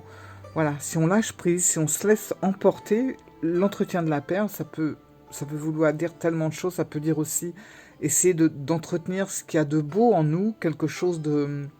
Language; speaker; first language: French; native; French